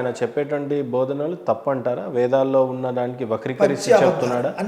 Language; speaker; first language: Telugu; native; Telugu